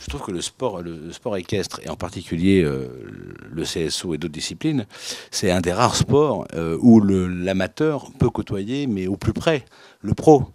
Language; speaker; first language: French; native; French